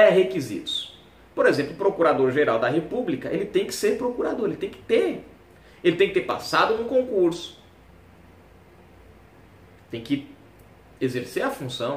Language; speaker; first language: Portuguese; native; Portuguese